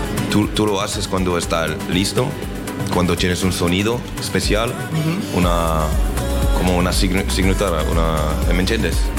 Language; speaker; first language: Spanish; non-native, learner; French